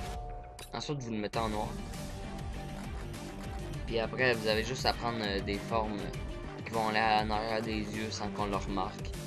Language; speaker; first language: French; native; French